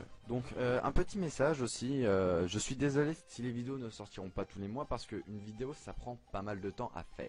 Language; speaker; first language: French; native; French